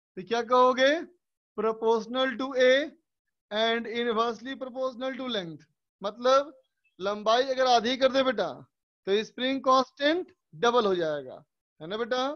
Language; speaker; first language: Hindi; native; Hindi